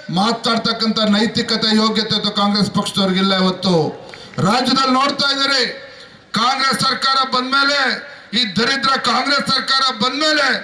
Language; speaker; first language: Kannada; native; Kannada